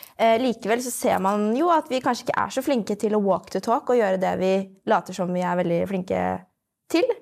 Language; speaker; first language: Norwegian; native; Norwegian